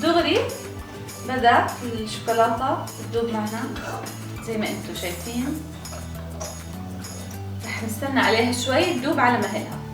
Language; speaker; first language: Arabic; native; Arabic